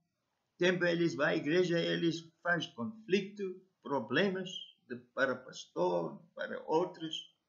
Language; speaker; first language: Portuguese; non-native, learner; English